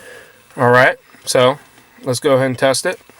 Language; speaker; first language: English; native; English